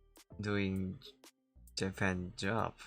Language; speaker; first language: English; non-native, learner; Korean